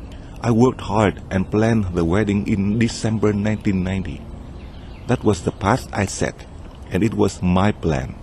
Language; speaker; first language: English; non-native, fluent; Vietnamese